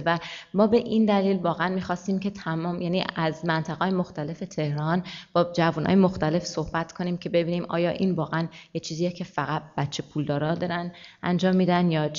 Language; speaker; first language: Persian; early bilingual, heritage; Persian